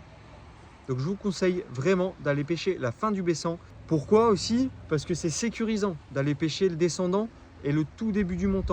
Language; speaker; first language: French; native; French